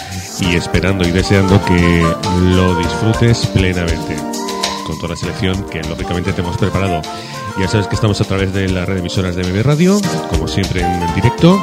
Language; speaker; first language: Spanish; native; Spanish